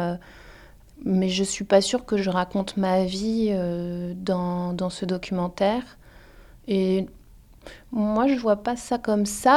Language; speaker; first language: French; native; French